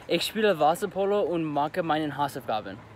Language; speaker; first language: German; non-native, learner; English